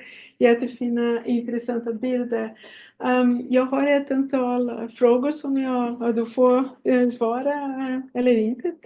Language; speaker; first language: Swedish; non-native, fluent; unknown